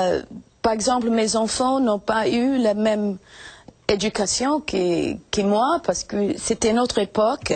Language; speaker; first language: French; non-native, fluent; English